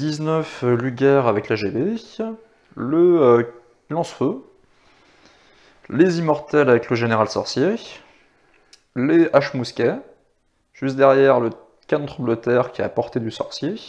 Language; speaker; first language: French; native; French